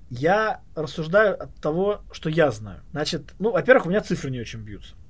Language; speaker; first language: Russian; native; Russian